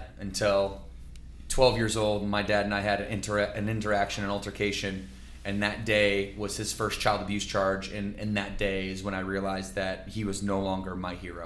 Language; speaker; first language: English; native; English